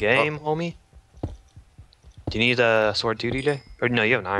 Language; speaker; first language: English; native; English